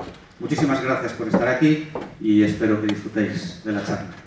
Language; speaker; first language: Spanish; native; Spanish